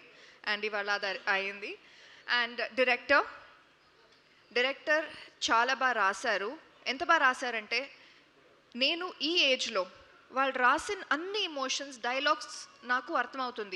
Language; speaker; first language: Telugu; non-native, fluent; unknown